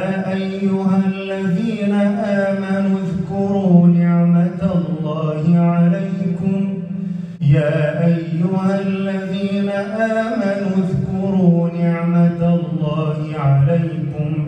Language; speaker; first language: Arabic; native; Arabic